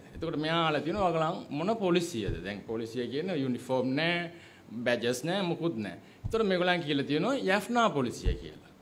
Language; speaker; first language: Sinhala; non-native, local second language; Tamil